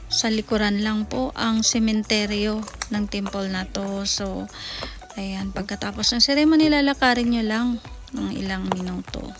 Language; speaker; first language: Filipino; native; Filipino